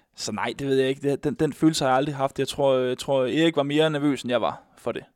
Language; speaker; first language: Danish; native; Danish